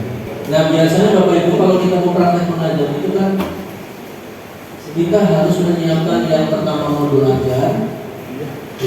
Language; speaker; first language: Indonesian; native; Indonesian